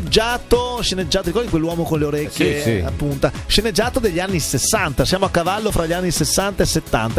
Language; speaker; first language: Italian; native; Italian